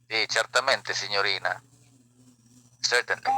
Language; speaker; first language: Italian; non-native, fluent; Filipino